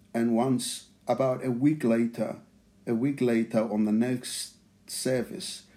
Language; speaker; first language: English; non-native, local second language; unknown